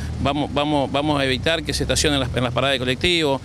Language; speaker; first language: Spanish; native; Spanish